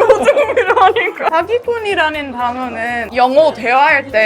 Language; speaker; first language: Korean; non-native, fluent; English